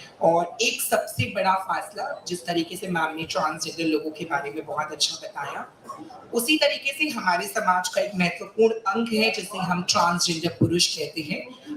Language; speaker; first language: Hindi; native; Hindi